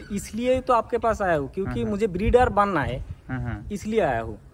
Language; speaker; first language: Hindi; non-native, local second language; Bangla